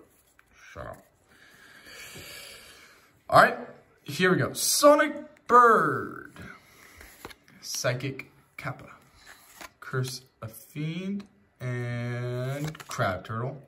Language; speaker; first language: English; native; English